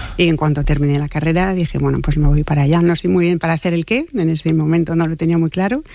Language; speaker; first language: Spanish; non-native, fluent; French